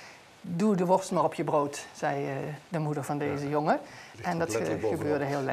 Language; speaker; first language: Dutch; native; Dutch